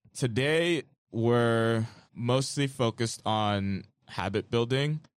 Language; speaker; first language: English; non-native, local second language; Yoruba